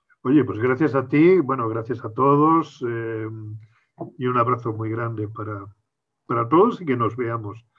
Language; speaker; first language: Spanish; native; Spanish